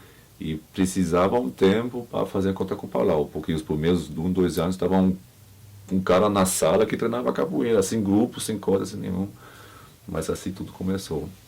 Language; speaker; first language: Portuguese; non-native, learner; German